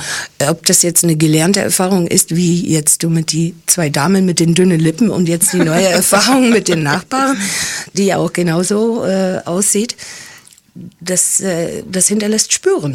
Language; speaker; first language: German; early bilingual, other home language; English